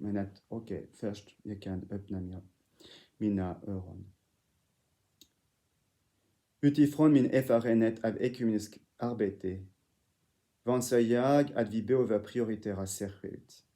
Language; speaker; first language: Swedish; non-native, fluent; French